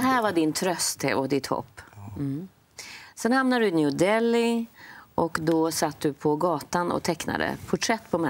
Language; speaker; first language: Swedish; native; Swedish